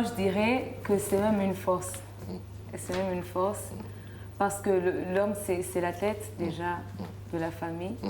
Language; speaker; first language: French; non-native, local second language; Rundi